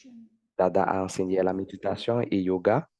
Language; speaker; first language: French; non-native, fluent; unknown